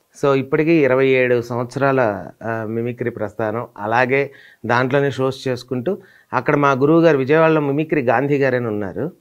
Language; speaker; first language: Telugu; native; Telugu